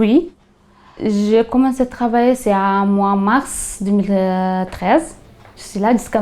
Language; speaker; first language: French; non-native, learner; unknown